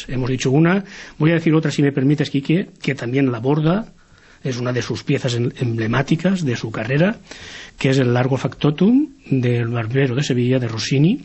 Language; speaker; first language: Spanish; native; Spanish